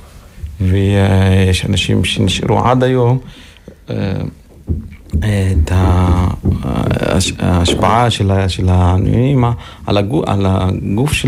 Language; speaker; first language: Hebrew; non-native, local second language; Arabic